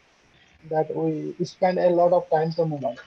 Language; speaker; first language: English; non-native, learner; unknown